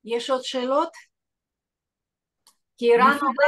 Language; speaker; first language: Hebrew; non-native, fluent; Russian